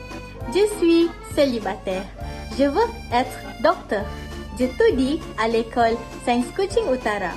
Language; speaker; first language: French; non-native, learner; Malay